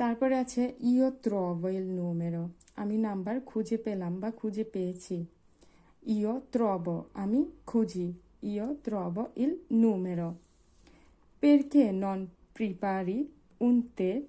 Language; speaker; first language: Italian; non-native, fluent; Bangla